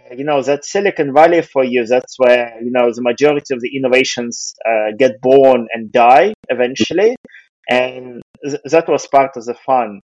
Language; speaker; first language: English; non-native, fluent; Russian